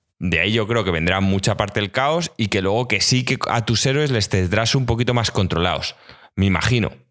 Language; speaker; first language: Spanish; native; Spanish